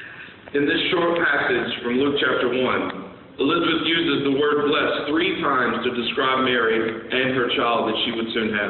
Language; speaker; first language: English; native; English